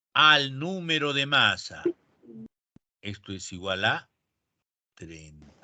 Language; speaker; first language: Spanish; native; Spanish